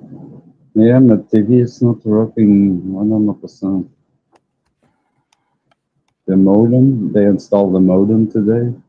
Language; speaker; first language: English; non-native, learner; Dutch